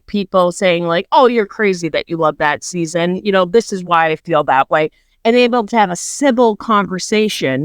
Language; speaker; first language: English; native; English